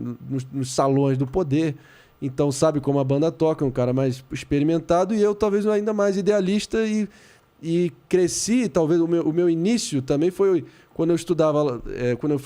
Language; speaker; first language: Portuguese; native; Portuguese